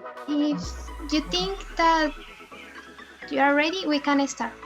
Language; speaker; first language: English; non-native, learner; Spanish